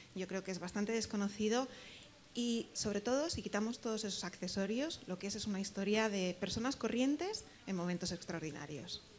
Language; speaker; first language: Spanish; native; Spanish